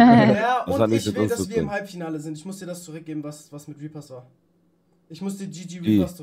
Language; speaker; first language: German; native; German